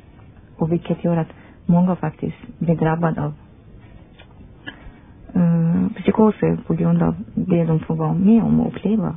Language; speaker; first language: Swedish; non-native, fluent; Persian